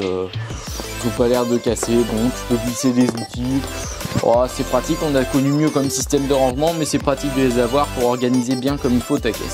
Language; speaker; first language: French; native; French